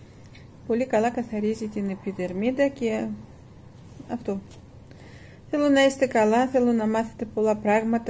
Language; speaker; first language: Greek; non-native, fluent; Russian